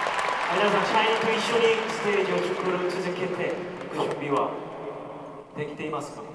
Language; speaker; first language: Japanese; non-native, fluent; Korean